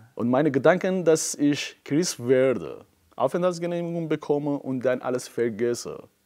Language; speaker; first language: German; non-native, fluent; Persian